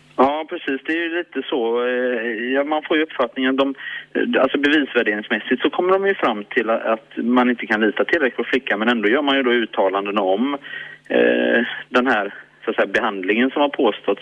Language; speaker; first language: Swedish; native; Swedish